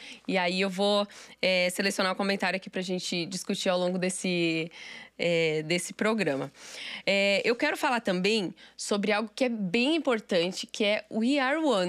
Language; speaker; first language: Portuguese; native; Portuguese